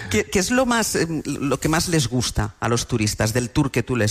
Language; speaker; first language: Spanish; native; Spanish